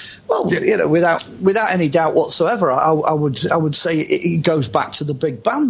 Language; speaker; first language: English; native; English